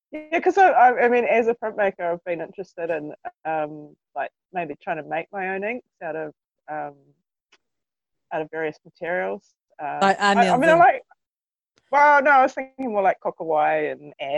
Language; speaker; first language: English; native; English